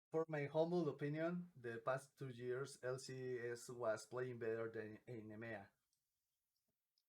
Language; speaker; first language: English; non-native, learner; Spanish